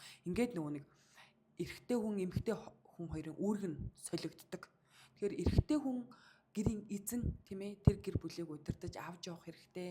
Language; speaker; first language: Mongolian; native; Mongolian